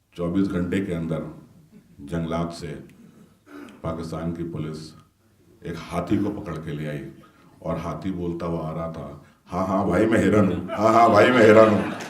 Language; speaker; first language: Urdu; native; Urdu